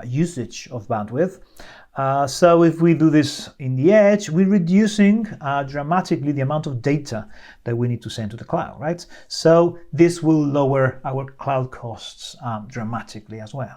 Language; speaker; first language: English; non-native, fluent; Spanish